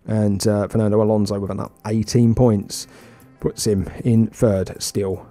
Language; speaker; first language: English; native; English